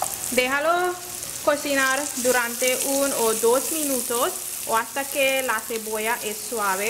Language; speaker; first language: Spanish; non-native, learner; English